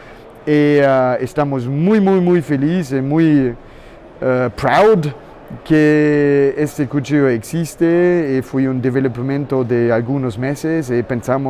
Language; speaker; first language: Spanish; non-native, learner; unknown